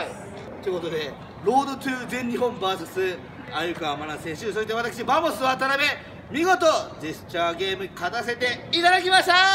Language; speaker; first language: Japanese; native; Japanese